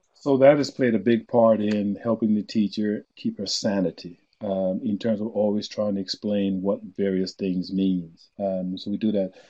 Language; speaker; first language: English; native; English